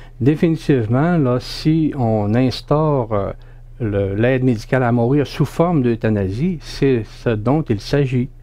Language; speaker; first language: French; native; French